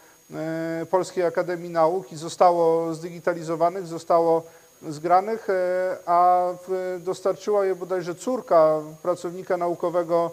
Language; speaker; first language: Polish; native; Polish